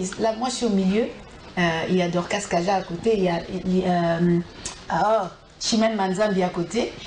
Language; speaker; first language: French; non-native, local second language; Lingala